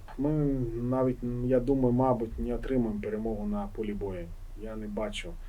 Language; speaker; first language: Ukrainian; non-native, local second language; Russian